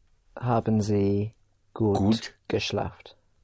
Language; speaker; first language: German; non-native, learner; English